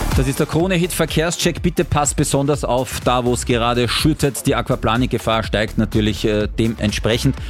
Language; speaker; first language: German; native; German